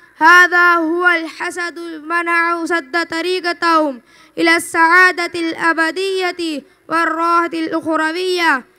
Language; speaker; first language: Arabic; non-native, learner; Urdu